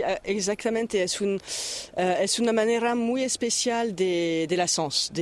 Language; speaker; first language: Spanish; non-native, fluent; French